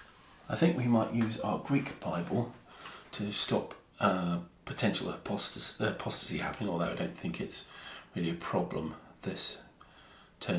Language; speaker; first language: English; native; English